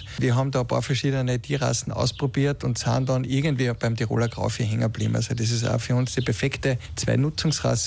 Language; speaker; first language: German; native; German